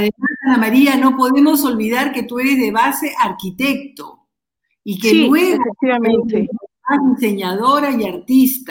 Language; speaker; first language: Spanish; native; Spanish